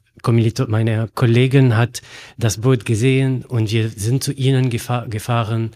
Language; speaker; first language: German; non-native, learner; Arabic